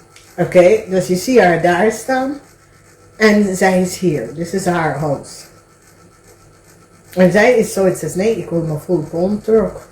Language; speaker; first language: Dutch; non-native, learner; English